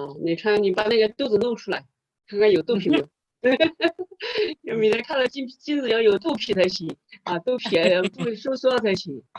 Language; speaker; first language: Chinese; native; Chinese